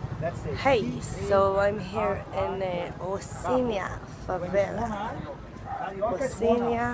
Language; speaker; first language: English; non-native, fluent; Hebrew